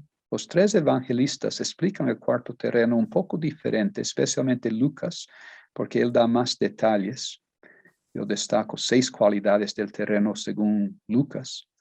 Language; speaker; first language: Spanish; non-native, fluent; Portuguese